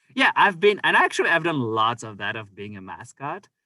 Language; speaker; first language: English; non-native, fluent; French